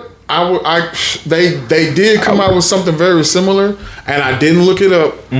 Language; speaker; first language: English; native; English